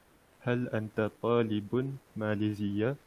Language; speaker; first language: Arabic; non-native, learner; Malay